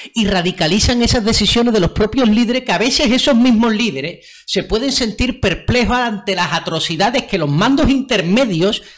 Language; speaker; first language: Spanish; native; Spanish